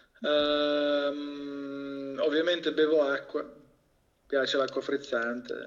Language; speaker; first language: Italian; native; Italian